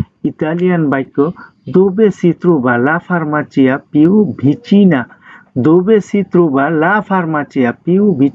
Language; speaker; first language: Italian; non-native, fluent; Bangla